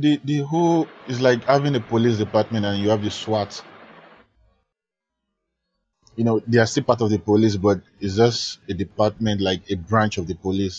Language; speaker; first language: English; non-native, local second language; Yoruba